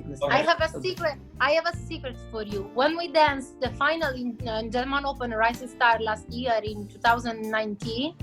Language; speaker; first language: English; non-native, fluent; Italian